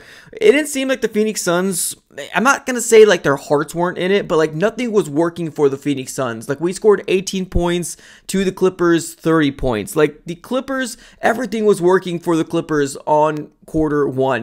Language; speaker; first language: English; native; English